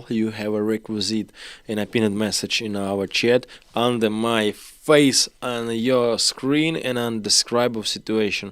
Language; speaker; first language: English; non-native, learner; Ukrainian